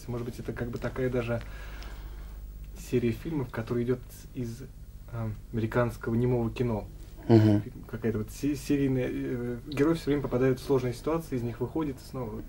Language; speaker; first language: Russian; native; Russian